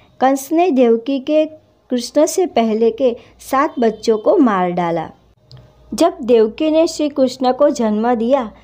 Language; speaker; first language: Hindi; non-native, local second language; Gujarati